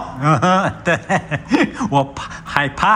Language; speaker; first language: Chinese; non-native, learner; Korean